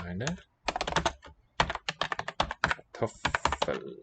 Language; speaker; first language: German; non-native, learner; English